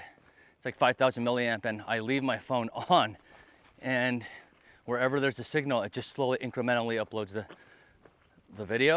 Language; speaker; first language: English; native; English